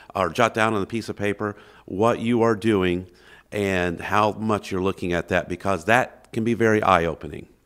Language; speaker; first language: English; native; English